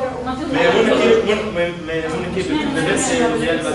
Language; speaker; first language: French; non-native, learner; Arabic